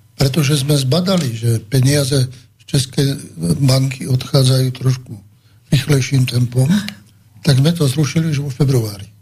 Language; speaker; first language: Slovak; native; Slovak